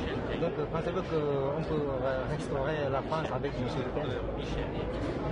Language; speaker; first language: French; non-native, learner; Japanese